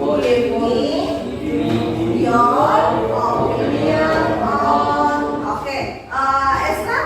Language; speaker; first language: English; non-native, fluent; Indonesian